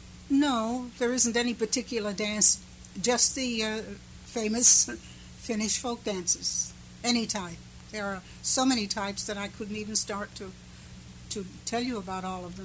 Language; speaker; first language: English; early bilingual, other home language; Finnish